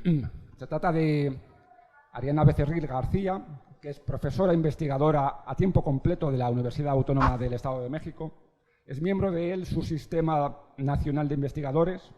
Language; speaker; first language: Spanish; native; Spanish